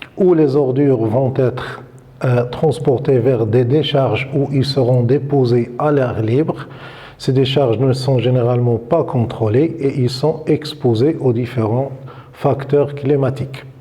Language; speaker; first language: French; non-native, local second language; Arabic